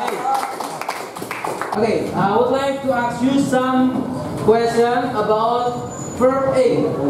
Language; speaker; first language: English; non-native, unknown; Indonesian